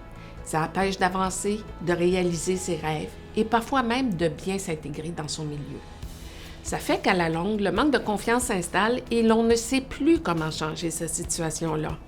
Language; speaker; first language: French; native; French